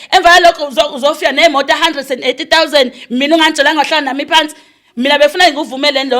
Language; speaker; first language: Zulu; native; Zulu